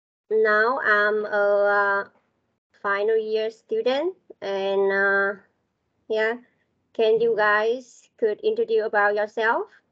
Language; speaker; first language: English; non-native, learner; Vietnamese